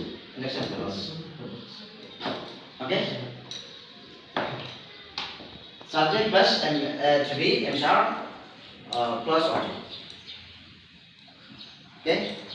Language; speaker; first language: English; non-native, learner; Indonesian